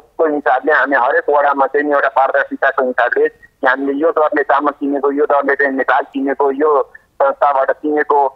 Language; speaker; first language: Nepali; non-native, local second language; Maithili